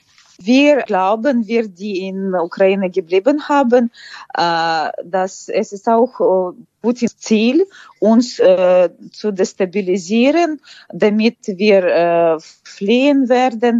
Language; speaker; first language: German; non-native, fluent; Ukrainian